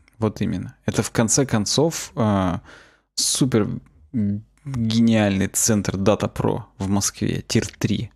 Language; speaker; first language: Russian; native; Russian